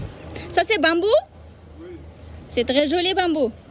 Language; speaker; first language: French; non-native, learner; Kazakh